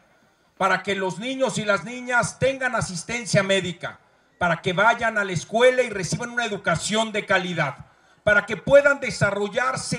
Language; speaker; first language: Spanish; native; Spanish